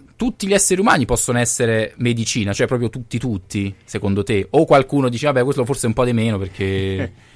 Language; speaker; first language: Italian; native; Italian